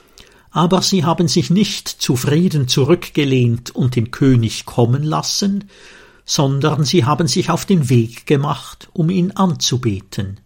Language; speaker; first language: German; native; German